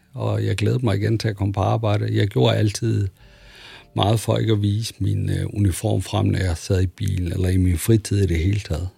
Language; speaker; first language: Danish; early bilingual, other home language; Arabic